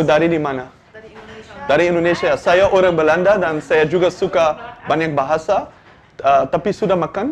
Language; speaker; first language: Indonesian; non-native, learner; Dutch